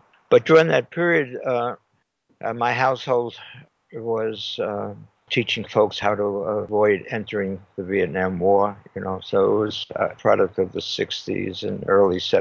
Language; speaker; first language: English; native; English